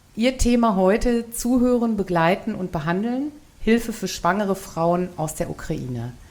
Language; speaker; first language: German; native; German